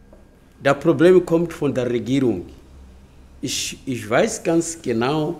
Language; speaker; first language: German; non-native, learner; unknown